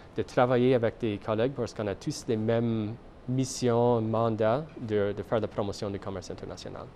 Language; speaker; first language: French; non-native, fluent; English